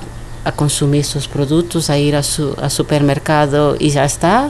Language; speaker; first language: Spanish; non-native, learner; Portuguese